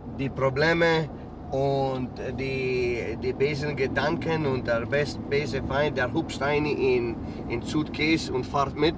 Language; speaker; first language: German; early bilingual, heritage; English